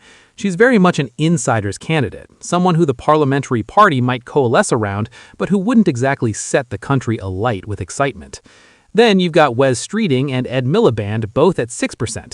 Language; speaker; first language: English; native; English